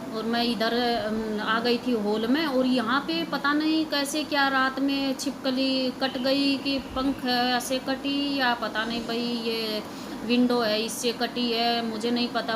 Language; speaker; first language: Hindi; native; Hindi